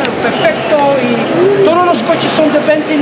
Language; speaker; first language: Spanish; non-native, learner; English